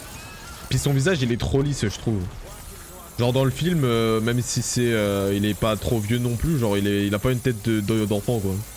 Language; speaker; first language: French; native; French